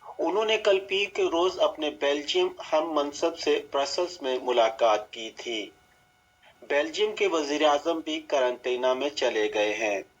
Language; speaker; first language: Urdu; native; Urdu